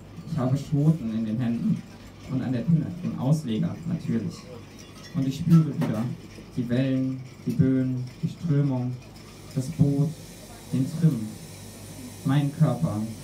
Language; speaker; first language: German; native; German